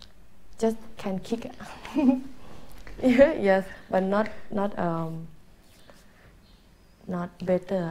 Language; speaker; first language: English; non-native, learner; Thai